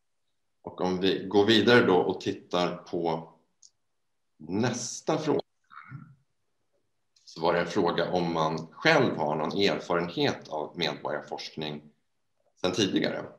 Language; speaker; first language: Swedish; native; Swedish